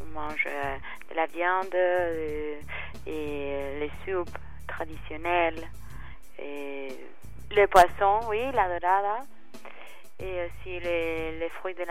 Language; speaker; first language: French; non-native, learner; Spanish